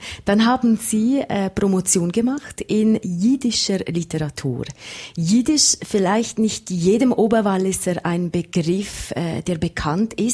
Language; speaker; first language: German; native; German